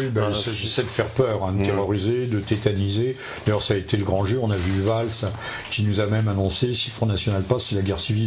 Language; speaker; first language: French; native; French